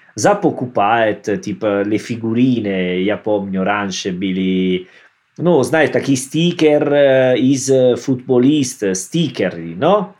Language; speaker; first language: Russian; non-native, learner; Italian